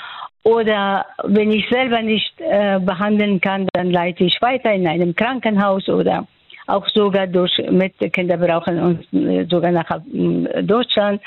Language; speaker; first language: German; non-native, fluent; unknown